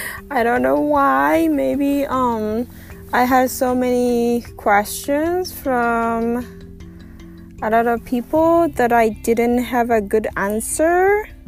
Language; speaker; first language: English; non-native, fluent; Japanese